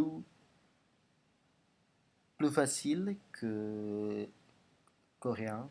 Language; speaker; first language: French; non-native, learner; Indonesian